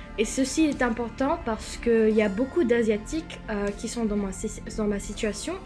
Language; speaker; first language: French; non-native, fluent; English